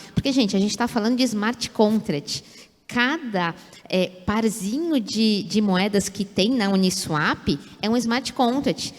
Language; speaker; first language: Portuguese; native; Portuguese